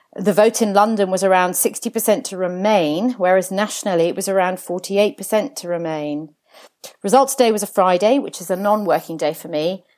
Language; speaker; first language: English; early bilingual, other home language; Italian